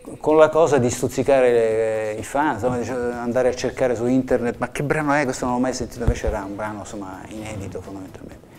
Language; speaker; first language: Italian; early bilingual, heritage; English